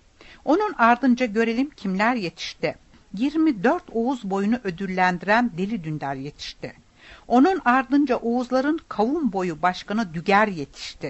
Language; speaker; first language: Turkish; native; Turkish